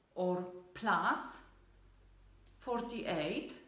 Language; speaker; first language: English; non-native, fluent; Polish